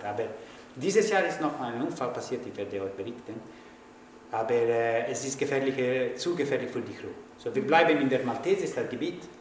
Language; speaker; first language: German; non-native, fluent; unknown